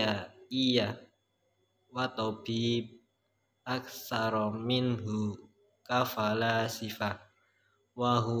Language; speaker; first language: Arabic; non-native, learner; Indonesian